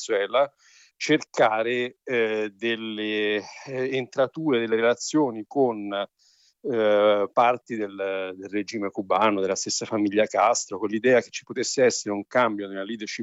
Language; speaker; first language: Italian; native; Italian